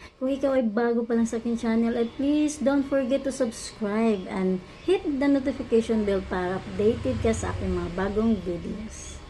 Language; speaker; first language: Filipino; native; Filipino